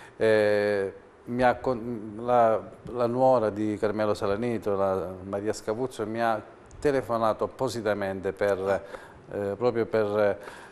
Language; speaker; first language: Italian; native; Italian